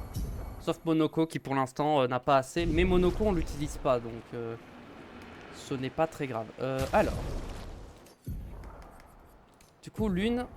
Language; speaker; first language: French; native; French